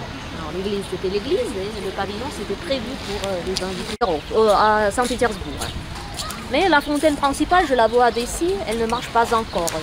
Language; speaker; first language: French; non-native, fluent; Russian